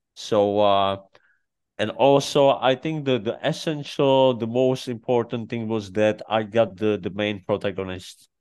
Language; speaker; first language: English; non-native, fluent; Czech